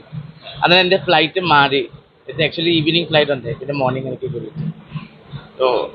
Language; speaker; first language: Malayalam; non-native, local second language; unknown